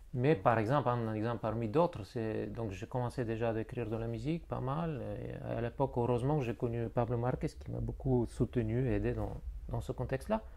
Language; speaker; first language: French; non-native, fluent; Bulgarian